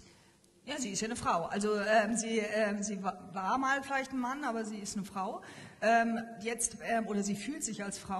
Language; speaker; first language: German; native; German